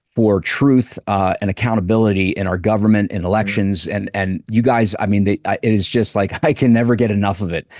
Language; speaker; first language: English; native; English